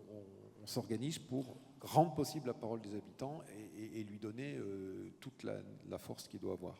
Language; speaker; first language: French; native; French